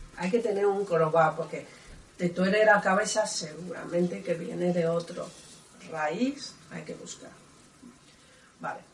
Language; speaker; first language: Spanish; non-native, learner; Chinese